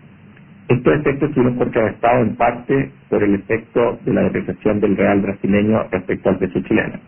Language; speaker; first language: Spanish; native; Spanish